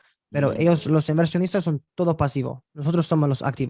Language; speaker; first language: Spanish; early bilingual, heritage; Spanish